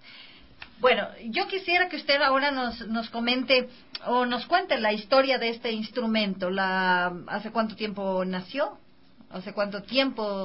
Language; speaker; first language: Spanish; native; Spanish